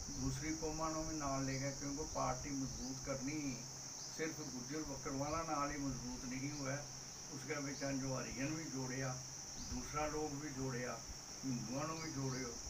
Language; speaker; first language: Punjabi; non-native, local second language; Gujari